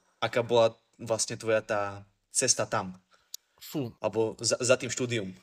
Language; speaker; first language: Slovak; native; Slovak